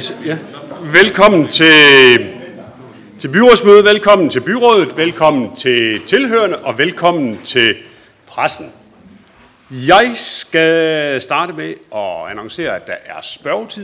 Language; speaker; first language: Danish; native; Danish